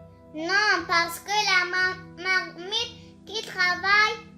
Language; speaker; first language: French; non-native, learner; Arabic